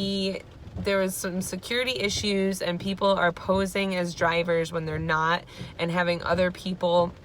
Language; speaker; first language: English; native; English